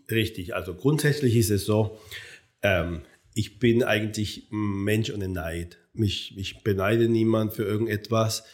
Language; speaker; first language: German; non-native, fluent; Spanish